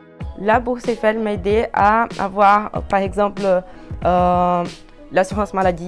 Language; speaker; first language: French; non-native, fluent; Portuguese